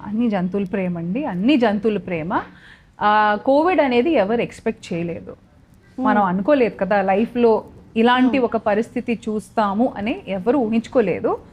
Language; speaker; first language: Telugu; non-native, local second language; Odia